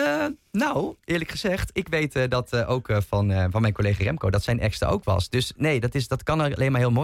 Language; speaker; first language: Dutch; native; Dutch